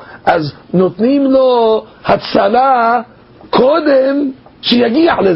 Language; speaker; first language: Hebrew; non-native, fluent; English